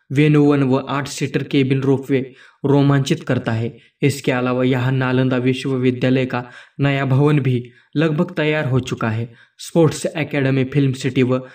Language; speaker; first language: Hindi; non-native, local second language; Marathi